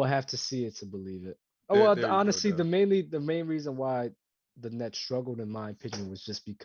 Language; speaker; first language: English; native; English